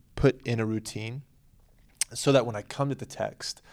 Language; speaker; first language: English; native; English